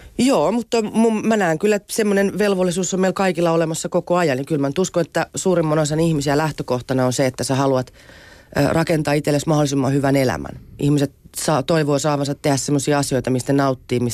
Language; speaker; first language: Finnish; non-native, local second language; Swedish